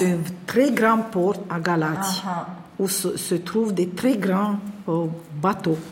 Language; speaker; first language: French; non-native, fluent; Romanian